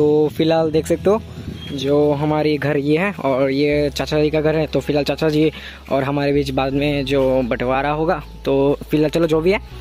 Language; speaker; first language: Hindi; non-native, local second language; Bangla